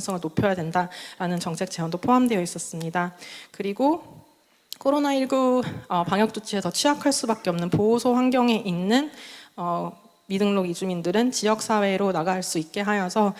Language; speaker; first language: Korean; native; Korean